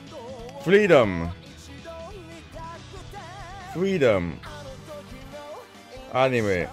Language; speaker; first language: Japanese; non-native, learner; English